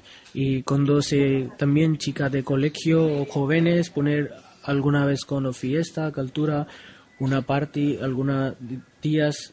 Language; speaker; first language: Spanish; non-native, learner; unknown